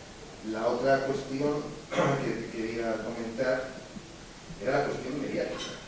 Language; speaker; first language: Spanish; native; Spanish